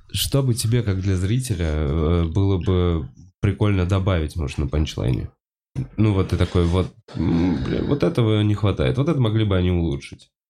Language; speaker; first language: Russian; native; Russian